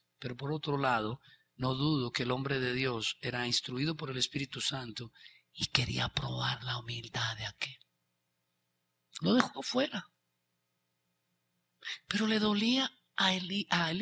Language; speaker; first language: Spanish; native; Spanish